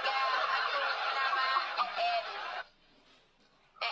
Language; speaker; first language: Indonesian; non-native, learner; Vietnamese